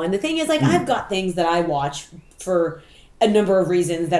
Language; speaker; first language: English; native; English